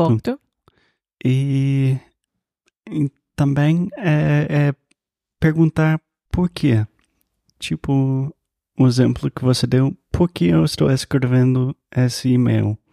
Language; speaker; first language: Portuguese; non-native, fluent; English